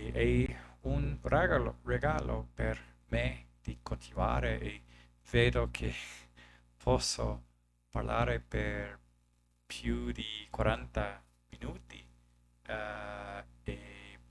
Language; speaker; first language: Italian; non-native, learner; English